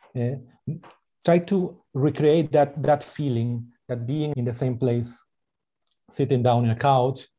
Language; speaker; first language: English; non-native, fluent; Spanish